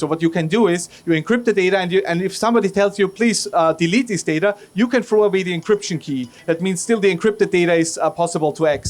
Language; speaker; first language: English; non-native, fluent; German